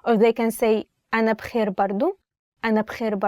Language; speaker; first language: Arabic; native; Arabic